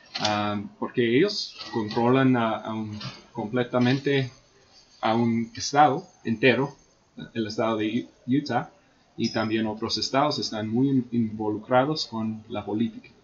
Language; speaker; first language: Spanish; non-native, fluent; English